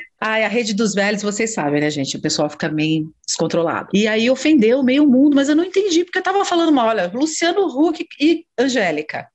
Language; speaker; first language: Portuguese; native; Portuguese